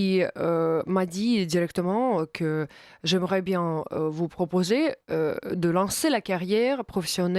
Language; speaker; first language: French; non-native, fluent; Russian